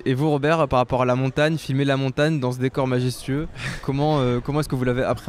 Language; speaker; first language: French; native; French